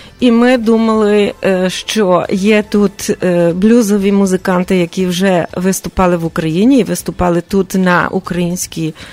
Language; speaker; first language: Ukrainian; early bilingual, heritage; Ukrainian